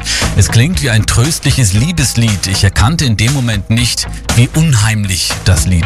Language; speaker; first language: German; native; German